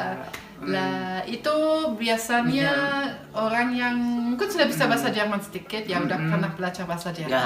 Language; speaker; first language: Indonesian; non-native, fluent; German